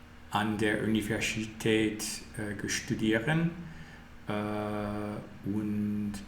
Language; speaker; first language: German; non-native, learner; English